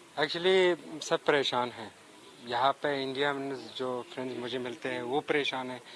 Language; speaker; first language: Hindi; non-native, fluent; Pashto